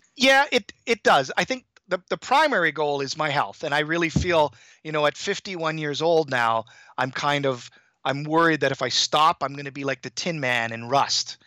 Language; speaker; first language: English; native; English